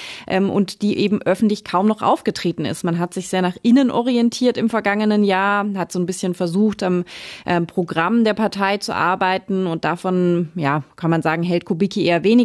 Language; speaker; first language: German; native; German